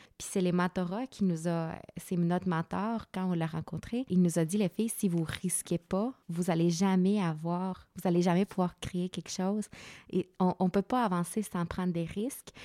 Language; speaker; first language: French; non-native, fluent; Spanish